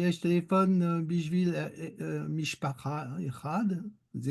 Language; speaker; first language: Hebrew; non-native, learner; French